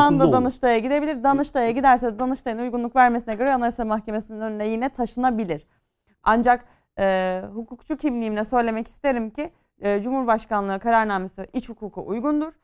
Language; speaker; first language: Turkish; native; Turkish